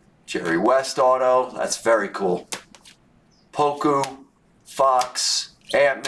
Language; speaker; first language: English; native; English